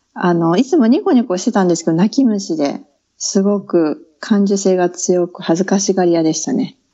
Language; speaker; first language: Japanese; native; Japanese